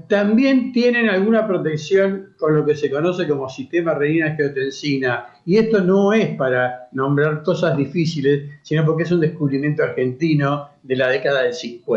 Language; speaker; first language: Spanish; native; Spanish